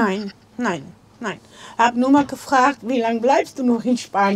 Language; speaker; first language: German; non-native, learner; Dutch